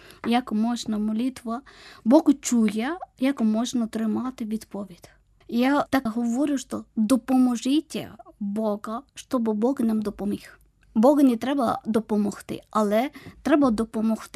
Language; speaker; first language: Ukrainian; non-native, learner; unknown